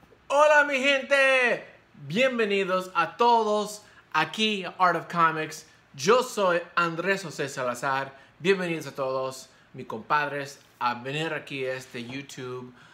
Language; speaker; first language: Spanish; early bilingual, other home language; English